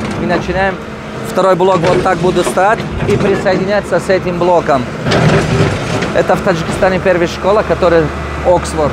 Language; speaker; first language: Russian; non-native, local second language; Tajik